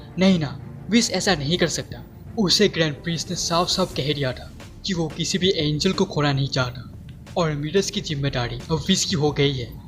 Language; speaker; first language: Hindi; non-native, local second language; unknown